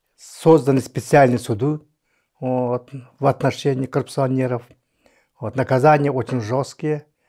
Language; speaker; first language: Russian; non-native, local second language; Yakut